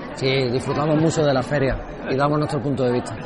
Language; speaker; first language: Spanish; native; Spanish